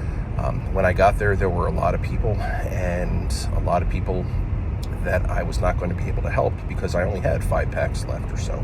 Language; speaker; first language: English; native; English